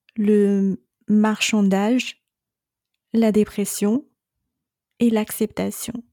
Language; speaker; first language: French; non-native, fluent; Chinese